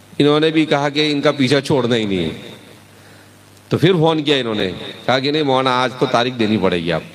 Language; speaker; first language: Urdu; non-native, local second language; Gujarati